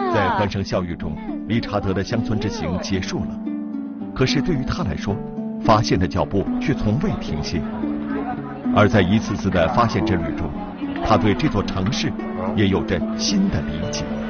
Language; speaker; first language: Chinese; native; Chinese